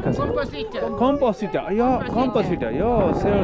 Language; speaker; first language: Finnish; non-native, learner; Sinhala